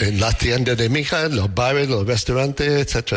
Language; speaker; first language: Spanish; non-native, fluent; English